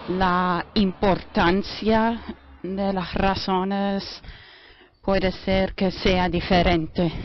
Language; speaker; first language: Spanish; non-native, fluent; German